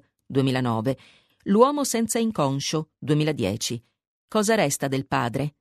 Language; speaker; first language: Italian; native; Italian